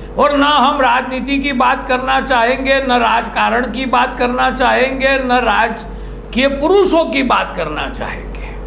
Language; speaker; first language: Hindi; non-native, local second language; Gujarati